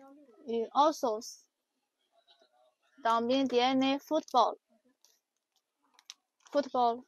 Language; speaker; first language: Spanish; non-native, learner; Chinese